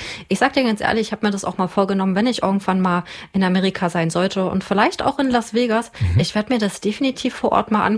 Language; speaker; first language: German; native; German